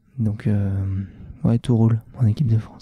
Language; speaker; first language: French; native; French